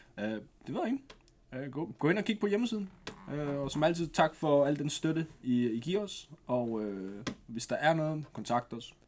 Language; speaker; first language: Danish; native; Danish